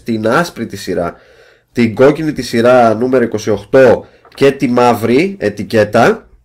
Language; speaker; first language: Greek; native; Greek